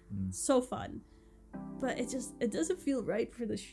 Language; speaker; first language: English; native; English